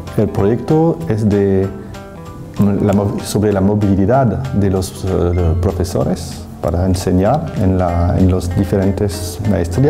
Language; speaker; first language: Spanish; non-native, fluent; French